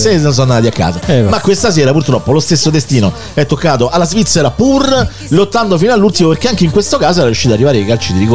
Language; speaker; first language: Italian; native; Italian